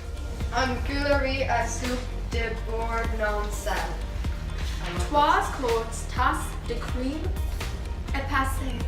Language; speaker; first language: French; non-native, learner; English